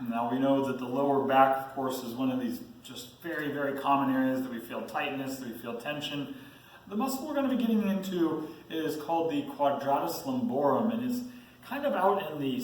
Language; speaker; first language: English; native; English